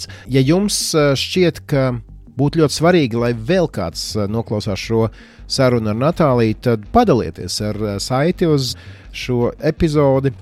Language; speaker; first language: Latvian; native; Latvian